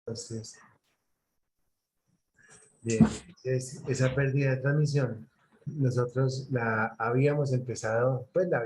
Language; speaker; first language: Spanish; native; Spanish